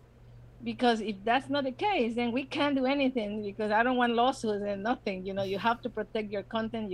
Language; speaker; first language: English; non-native, fluent; Spanish